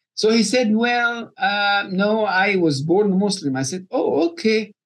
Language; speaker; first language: English; non-native, fluent; Arabic